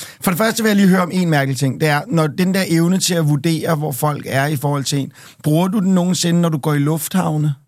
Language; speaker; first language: Danish; native; Danish